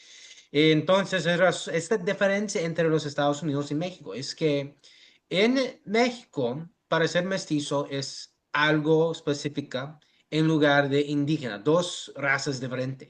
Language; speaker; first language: Spanish; early bilingual, heritage; English